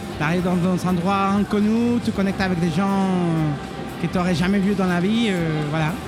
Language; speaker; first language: French; non-native, fluent; Spanish